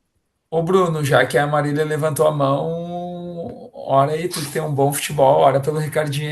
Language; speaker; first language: Portuguese; native; Portuguese